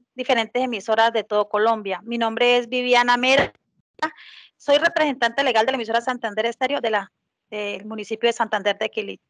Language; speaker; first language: Spanish; native; Spanish